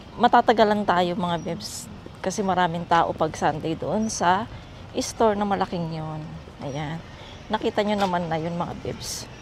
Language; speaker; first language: Filipino; native; Filipino